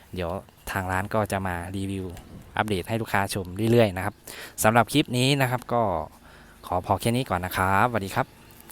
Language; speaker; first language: Thai; native; Thai